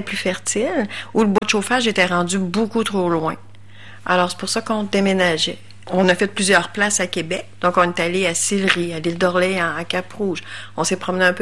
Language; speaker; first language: French; native; French